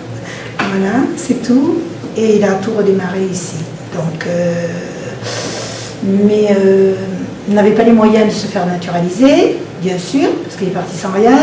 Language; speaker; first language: French; early bilingual, other home language; Italian